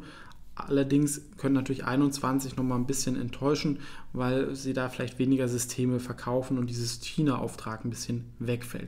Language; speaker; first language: German; native; German